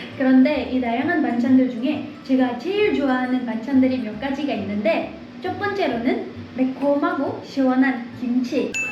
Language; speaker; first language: Korean; non-native, fluent; Indonesian